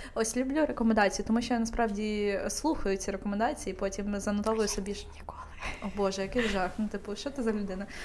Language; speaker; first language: Ukrainian; non-native, local second language; Russian